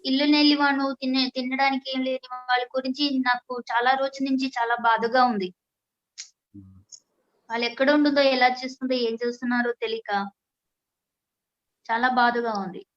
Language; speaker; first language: Telugu; non-native, learner; Malayalam